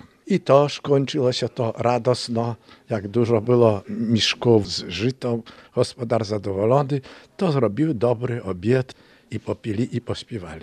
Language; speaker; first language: Polish; non-native, local second language; Ukrainian